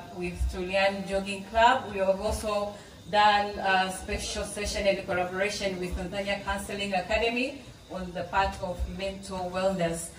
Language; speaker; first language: English; non-native, local second language; Swahili